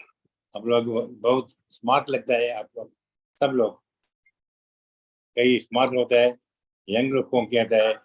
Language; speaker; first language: Hindi; non-native, local second language; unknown